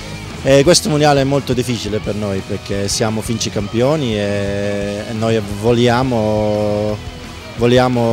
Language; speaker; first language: Italian; non-native, learner; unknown